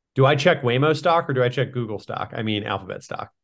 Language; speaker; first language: English; native; English